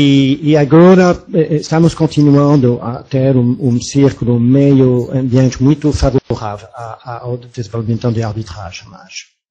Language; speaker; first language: Portuguese; non-native, fluent; French